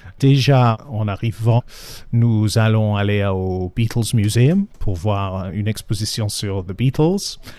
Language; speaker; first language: French; non-native, fluent; English